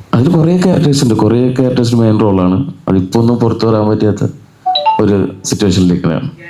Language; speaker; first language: Malayalam; native; Malayalam